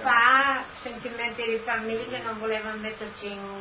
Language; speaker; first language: Italian; non-native, local second language; Friulian